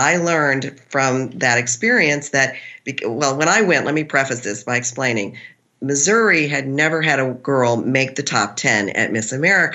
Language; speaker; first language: English; native; English